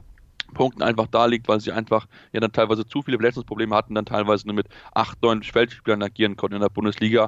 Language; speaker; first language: German; native; German